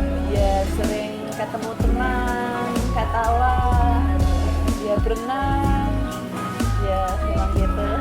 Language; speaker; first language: Indonesian; non-native, fluent; English